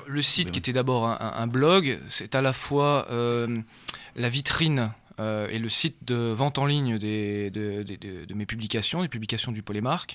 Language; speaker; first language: French; native; French